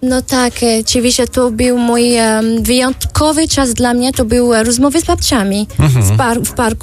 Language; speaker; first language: Polish; non-native, learner; Arabic